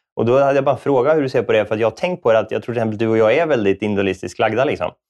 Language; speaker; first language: Swedish; native; Swedish